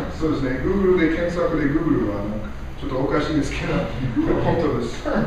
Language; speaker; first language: Japanese; non-native, learner; English